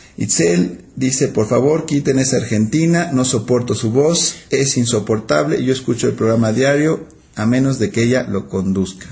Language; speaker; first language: Spanish; native; Spanish